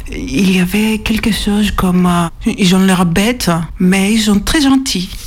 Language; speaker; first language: French; non-native, fluent; Greek